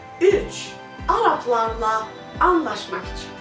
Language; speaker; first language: Turkish; non-native, learner; Arabic